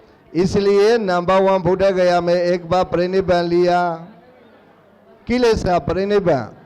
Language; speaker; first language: Hindi; non-native, learner; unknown